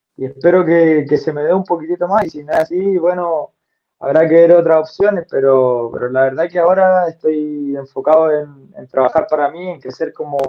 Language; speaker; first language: Spanish; native; Spanish